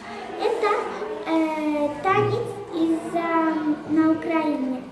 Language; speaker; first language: Russian; early bilingual, heritage; Russian